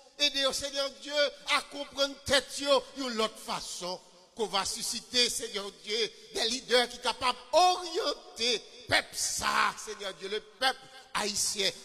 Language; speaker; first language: French; native; French